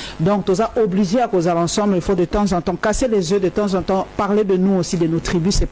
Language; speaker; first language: French; non-native, local second language; Lingala